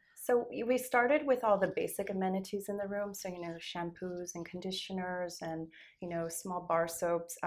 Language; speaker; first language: English; native; English